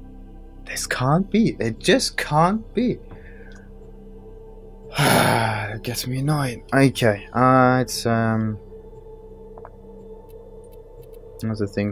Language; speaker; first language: English; non-native, fluent; German